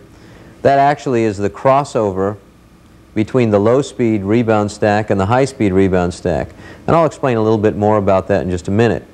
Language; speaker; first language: English; native; English